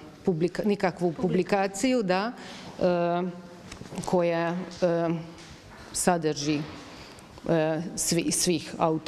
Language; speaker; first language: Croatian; non-native, fluent; Hungarian